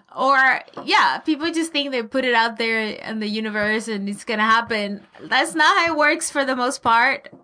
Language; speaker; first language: English; non-native, fluent; Spanish